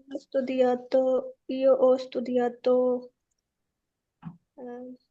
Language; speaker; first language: Italian; non-native, learner; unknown